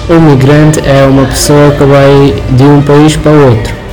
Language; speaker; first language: Portuguese; early bilingual, other home language; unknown